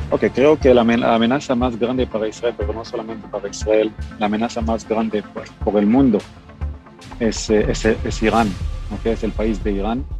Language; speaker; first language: Spanish; non-native, fluent; Hebrew